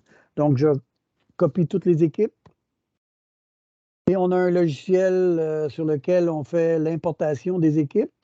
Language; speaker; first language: French; native; French